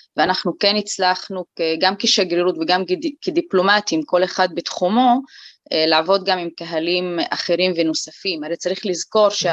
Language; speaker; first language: Hebrew; non-native, local second language; Arabic